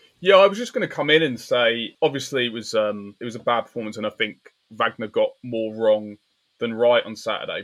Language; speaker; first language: English; native; English